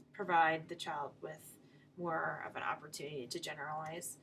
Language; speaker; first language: English; native; English